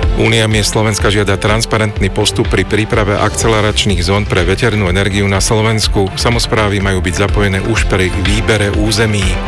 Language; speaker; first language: Slovak; native; Slovak